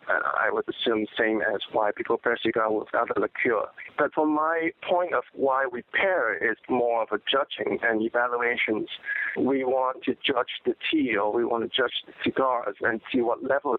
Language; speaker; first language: English; non-native, local second language; Cantonese